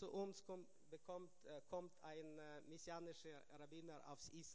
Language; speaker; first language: German; non-native, learner; Russian